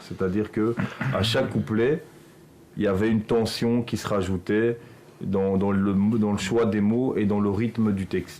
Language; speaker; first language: French; native; French